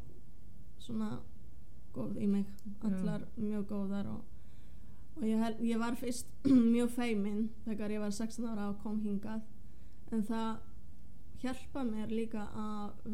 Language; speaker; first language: Icelandic; non-native, fluent; Polish